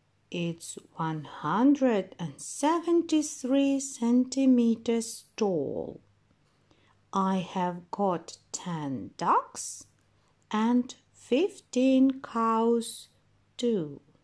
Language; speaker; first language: English; non-native, fluent; Ukrainian